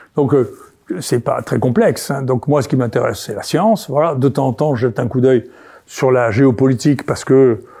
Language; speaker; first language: French; native; French